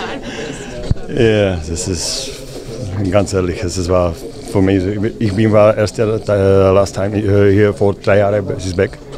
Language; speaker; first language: German; non-native, learner; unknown